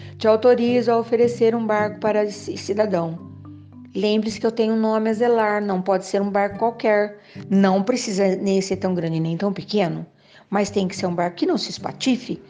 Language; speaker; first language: Portuguese; native; Portuguese